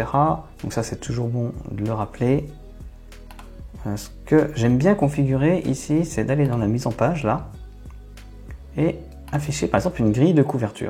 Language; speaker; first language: French; native; French